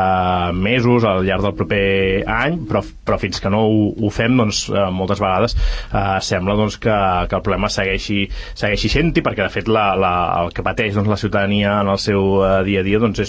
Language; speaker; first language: Catalan; native; Catalan